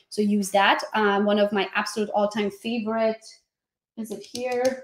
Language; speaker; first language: English; non-native, fluent; Hungarian